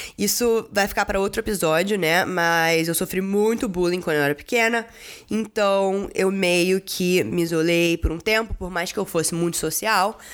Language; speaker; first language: Portuguese; native; Portuguese